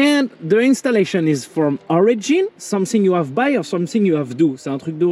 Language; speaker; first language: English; non-native, learner; French